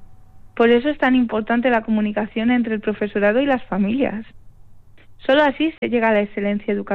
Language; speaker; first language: Spanish; native; Spanish